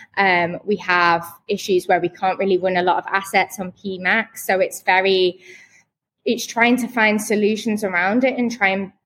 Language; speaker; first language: English; native; English